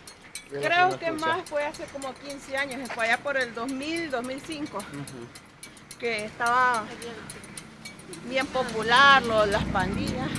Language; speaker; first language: Spanish; native; Spanish